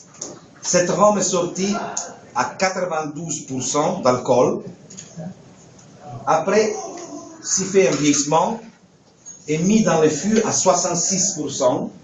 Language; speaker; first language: French; non-native, fluent; Italian